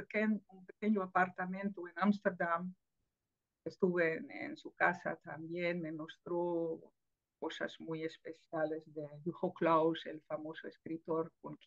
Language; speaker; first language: Spanish; non-native, fluent; Dutch